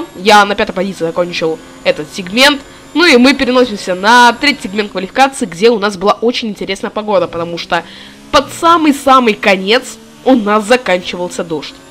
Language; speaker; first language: Russian; native; Russian